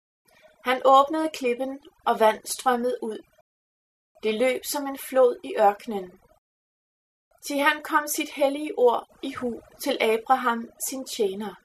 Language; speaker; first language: Danish; native; Danish